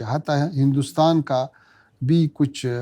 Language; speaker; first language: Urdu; non-native, learner; Pashto